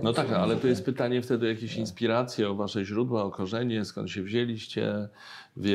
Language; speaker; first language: Polish; native; Polish